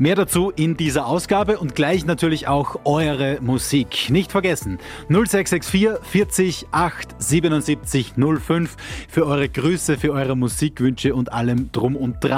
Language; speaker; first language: German; native; German